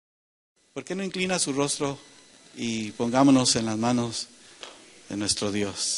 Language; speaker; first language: Spanish; native; Spanish